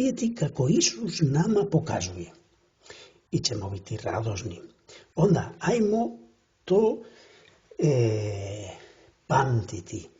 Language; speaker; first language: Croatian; non-native, fluent; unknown